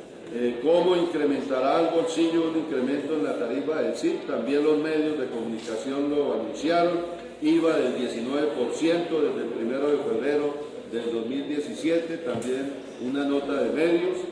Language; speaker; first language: Spanish; native; Spanish